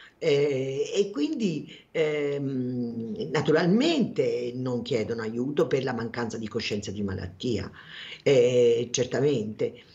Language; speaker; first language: Italian; native; Italian